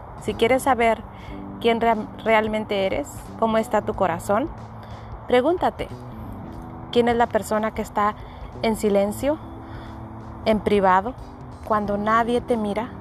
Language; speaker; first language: Spanish; native; Spanish